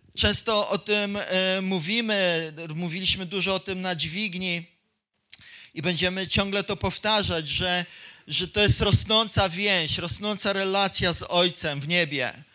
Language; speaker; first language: Polish; native; Polish